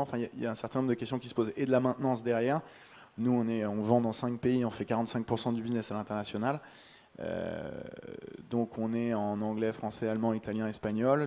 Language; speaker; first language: French; native; French